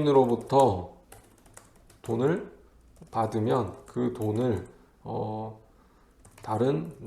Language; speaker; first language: Korean; native; Korean